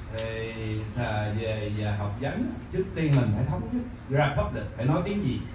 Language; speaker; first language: Vietnamese; native; Vietnamese